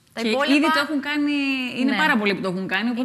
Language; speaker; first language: Greek; native; Greek